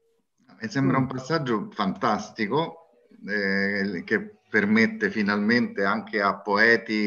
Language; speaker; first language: Italian; native; Italian